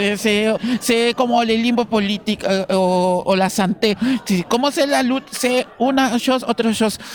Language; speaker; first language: French; non-native, learner; Spanish